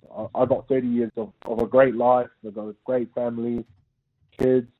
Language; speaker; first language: English; native; English